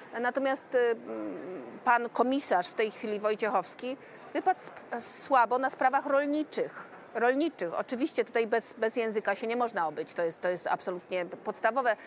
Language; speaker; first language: Polish; native; Polish